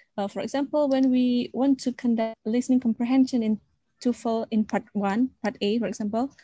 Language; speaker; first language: English; non-native, fluent; Indonesian